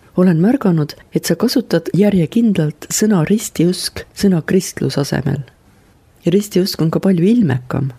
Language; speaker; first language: Estonian; native; Estonian